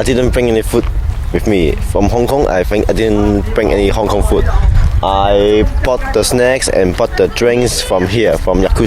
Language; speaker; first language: English; non-native, fluent; Cantonese